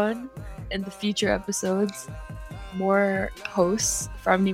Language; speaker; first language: English; native; English